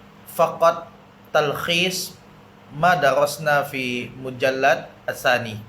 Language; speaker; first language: Arabic; non-native, fluent; Indonesian